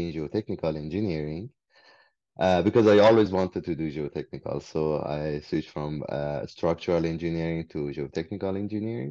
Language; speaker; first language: English; non-native, fluent; Persian